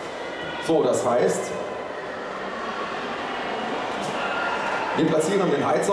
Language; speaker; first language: German; native; German